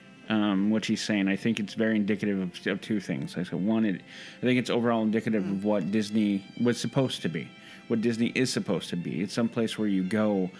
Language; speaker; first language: English; native; English